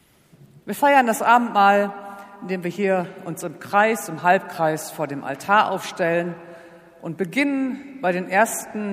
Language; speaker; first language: German; native; German